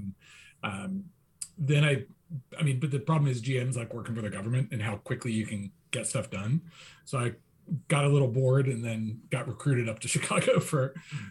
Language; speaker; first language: English; native; English